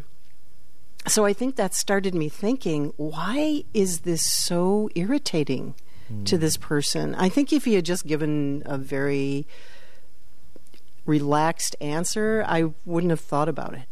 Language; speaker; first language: English; native; English